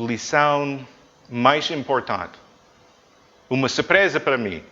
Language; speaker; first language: Portuguese; non-native, fluent; English